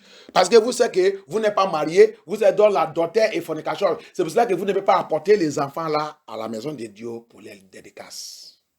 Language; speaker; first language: French; non-native, learner; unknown